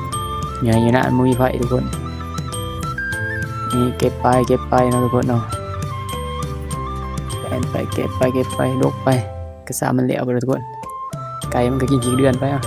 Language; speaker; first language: Thai; non-native, local second language; Northeastern Thai